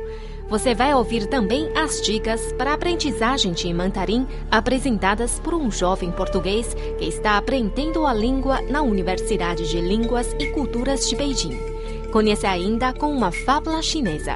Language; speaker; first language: Portuguese; non-native, fluent; Chinese